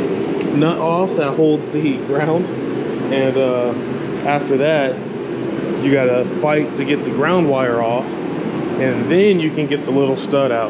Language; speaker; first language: English; native; English